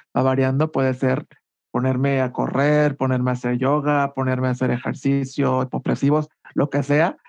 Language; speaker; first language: Spanish; native; Spanish